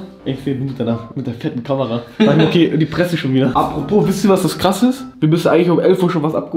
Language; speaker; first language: German; native; German